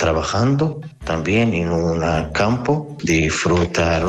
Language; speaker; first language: Spanish; non-native, learner; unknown